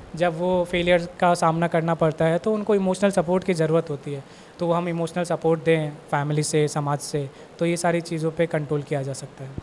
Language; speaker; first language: Hindi; native; Hindi